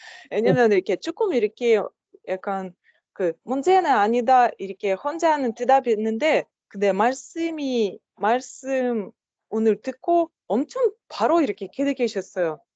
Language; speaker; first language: Korean; non-native, learner; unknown